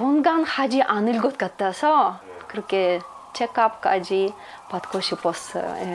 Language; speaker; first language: Korean; non-native, fluent; Russian